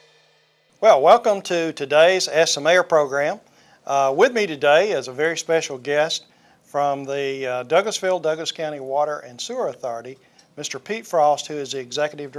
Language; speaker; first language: English; native; English